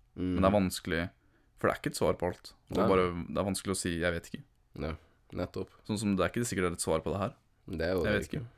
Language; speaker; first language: Norwegian; early bilingual, other home language; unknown